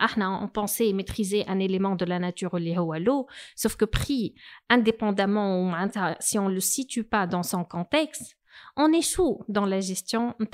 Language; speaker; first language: French; non-native, local second language; Arabic